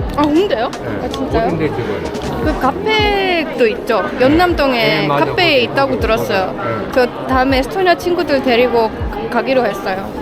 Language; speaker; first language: Korean; non-native, fluent; Estonian